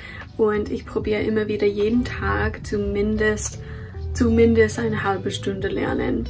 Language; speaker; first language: German; non-native, fluent; English